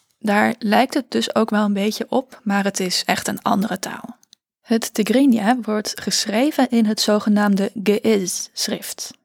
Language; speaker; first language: Dutch; native; Dutch